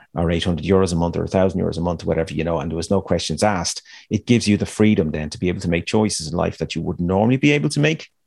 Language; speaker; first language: English; native; English